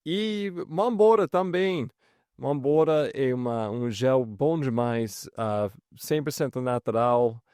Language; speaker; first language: Portuguese; non-native, fluent; English